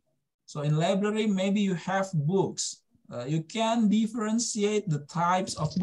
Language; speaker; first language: English; non-native, fluent; Indonesian